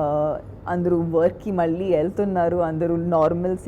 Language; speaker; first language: Telugu; non-native, fluent; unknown